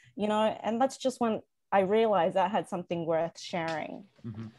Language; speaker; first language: English; native; English